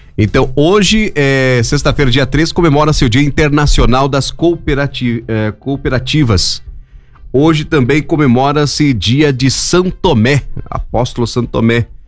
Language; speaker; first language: Portuguese; native; Portuguese